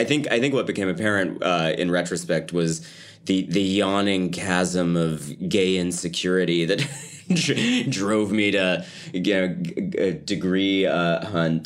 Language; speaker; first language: English; native; English